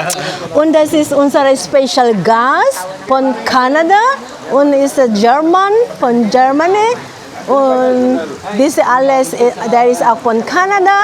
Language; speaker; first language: German; non-native, learner; Filipino